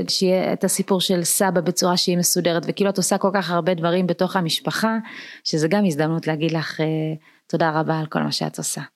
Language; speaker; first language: Hebrew; early bilingual, other home language; Amharic